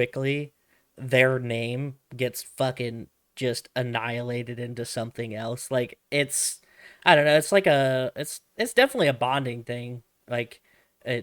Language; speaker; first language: English; native; English